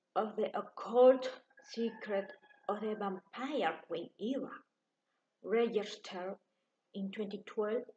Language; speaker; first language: English; non-native, learner; Spanish